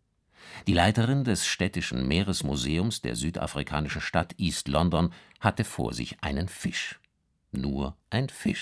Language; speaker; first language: German; native; German